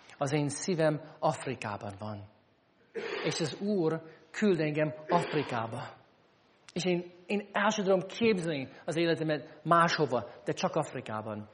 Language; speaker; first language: Hungarian; non-native, fluent; English